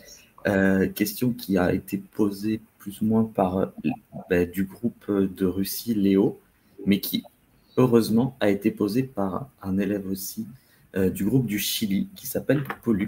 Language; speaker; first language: French; native; French